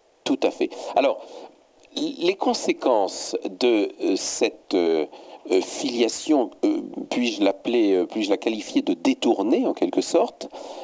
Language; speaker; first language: French; native; French